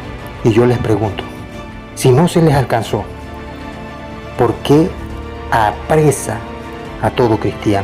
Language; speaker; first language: Spanish; native; Spanish